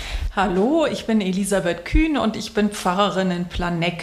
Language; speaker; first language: German; native; German